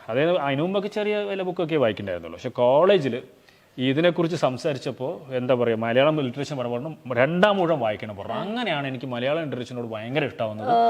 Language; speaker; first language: Malayalam; non-native, local second language; Kannada